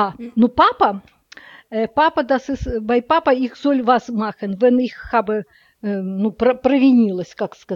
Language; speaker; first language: German; non-native, learner; Russian